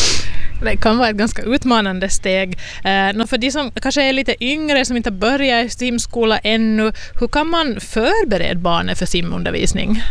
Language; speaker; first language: Swedish; native; Swedish